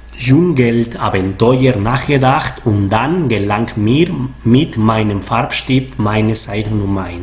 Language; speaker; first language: German; non-native, fluent; Spanish